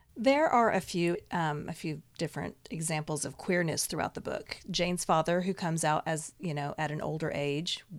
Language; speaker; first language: English; native; English